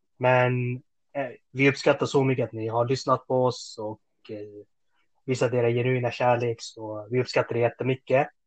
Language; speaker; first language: Swedish; early bilingual, other home language; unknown